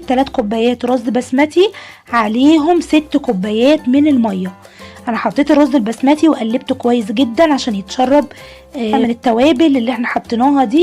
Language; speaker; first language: Arabic; native; Arabic